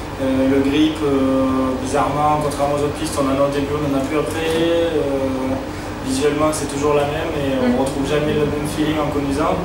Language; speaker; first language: French; native; French